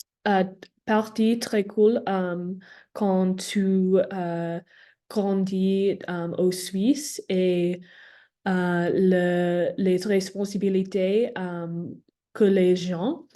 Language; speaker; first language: French; non-native, learner; English